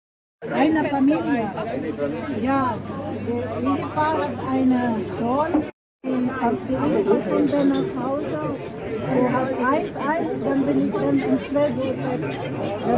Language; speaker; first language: German; non-native, learner; Filipino